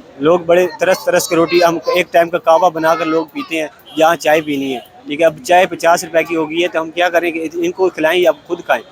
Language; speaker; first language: Urdu; non-native, local second language; Punjabi